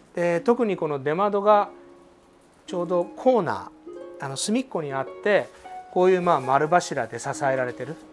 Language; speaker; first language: Japanese; native; Japanese